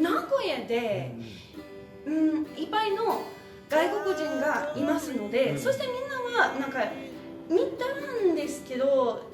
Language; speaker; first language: Japanese; non-native, learner; English